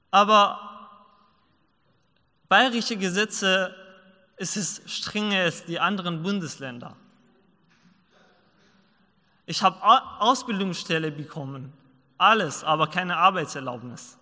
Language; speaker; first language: German; non-native, learner; Persian